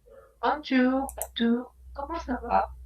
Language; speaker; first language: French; non-native, learner; Spanish